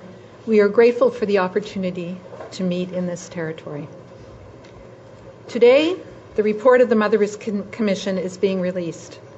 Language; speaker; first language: English; native; English